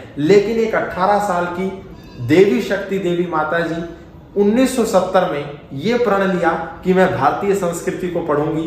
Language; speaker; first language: Hindi; native; Hindi